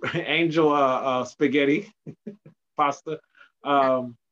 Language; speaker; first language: English; native; English